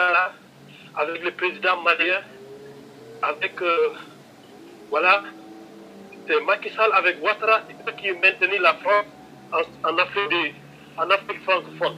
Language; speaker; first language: French; non-native, local second language; Wolof